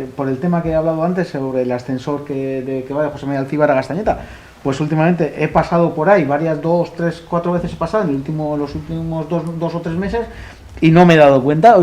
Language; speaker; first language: Spanish; non-native, local second language; Basque